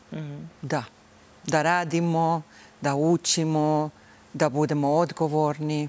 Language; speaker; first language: Bosnian; early bilingual, heritage; Bosnian